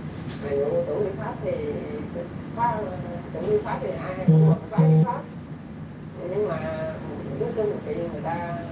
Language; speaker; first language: Vietnamese; native; Vietnamese